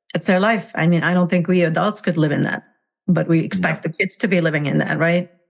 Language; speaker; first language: English; non-native, fluent; Hungarian